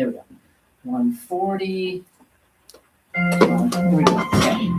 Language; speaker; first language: English; native; English